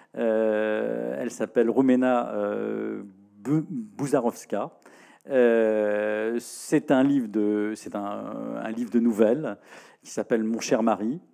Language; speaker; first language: French; native; French